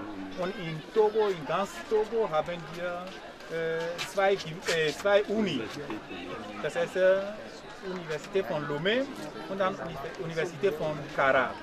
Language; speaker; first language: German; non-native, learner; French